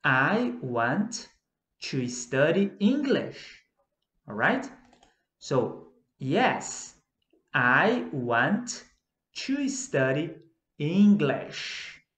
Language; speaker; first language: English; non-native, fluent; Portuguese